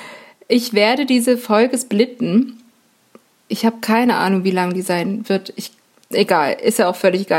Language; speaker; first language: German; native; German